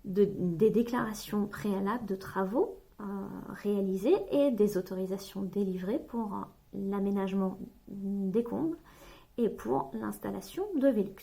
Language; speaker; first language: French; native; French